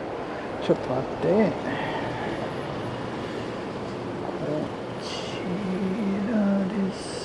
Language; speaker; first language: Japanese; non-native, learner; English